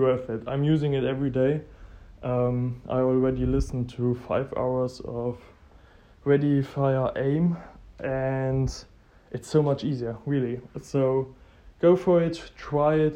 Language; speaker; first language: English; non-native, fluent; German